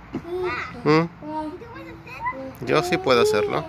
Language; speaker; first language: Spanish; early bilingual, heritage; Spanish